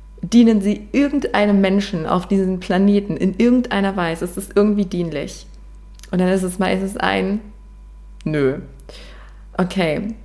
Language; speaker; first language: German; native; German